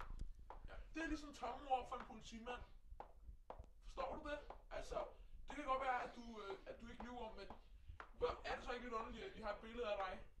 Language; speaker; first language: Danish; native; Danish